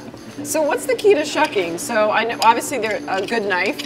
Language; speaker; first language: English; native; English